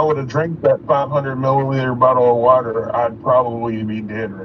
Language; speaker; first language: English; native; English